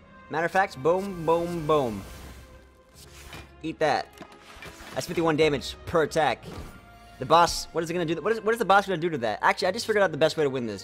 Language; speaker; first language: English; native; English